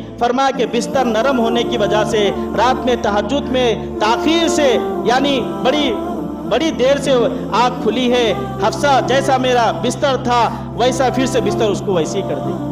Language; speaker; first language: Urdu; native; Urdu